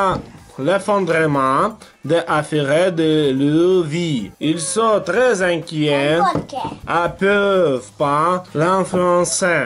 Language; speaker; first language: French; non-native, learner; Russian